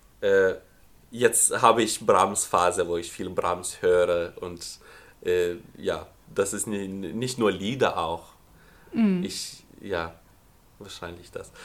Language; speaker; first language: German; non-native, fluent; Lithuanian